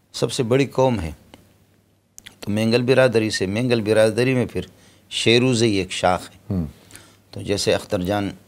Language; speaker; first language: Urdu; non-native, local second language; Brahui